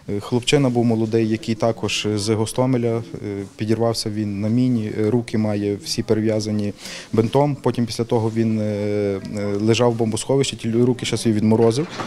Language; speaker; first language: Ukrainian; native; Ukrainian